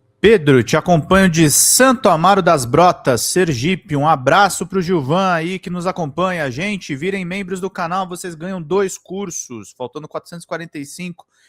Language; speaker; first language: Portuguese; native; Portuguese